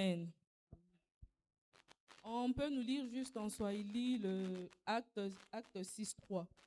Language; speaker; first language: French; non-native, local second language; Swahili